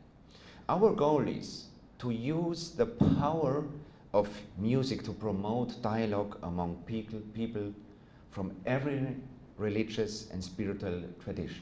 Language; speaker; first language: English; non-native, fluent; German